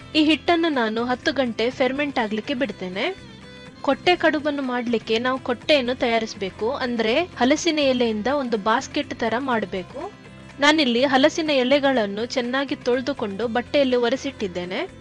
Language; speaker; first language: Kannada; non-native, local second language; Tulu